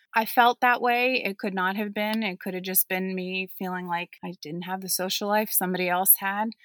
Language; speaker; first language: English; early bilingual, other home language; German